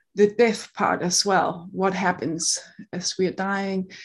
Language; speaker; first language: English; non-native, fluent; Danish